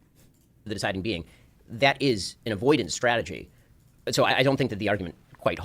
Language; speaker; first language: English; native; English